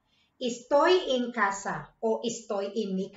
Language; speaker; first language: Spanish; non-native, fluent; Filipino